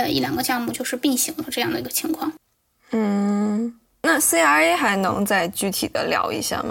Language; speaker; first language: Chinese; native; Chinese